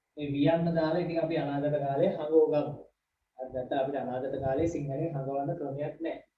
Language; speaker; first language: Sinhala; native; Sinhala